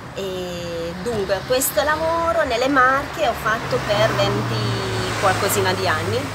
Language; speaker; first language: Italian; non-native, fluent; Hungarian